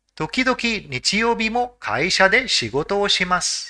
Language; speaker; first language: Japanese; non-native, fluent; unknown